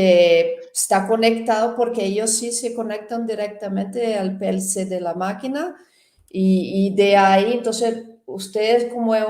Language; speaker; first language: Spanish; non-native, fluent; Portuguese